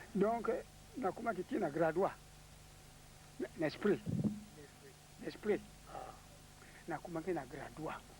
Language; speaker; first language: Lingala; non-native, local second language; Kongo